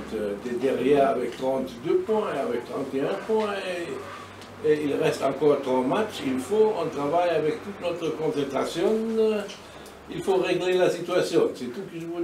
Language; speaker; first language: French; non-native, learner; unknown